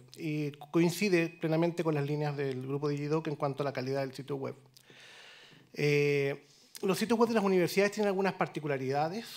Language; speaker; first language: Spanish; native; Spanish